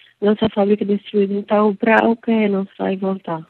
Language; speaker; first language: Portuguese; non-native, learner; Arabic